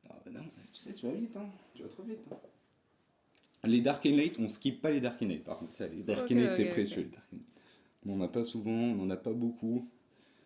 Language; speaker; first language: French; native; French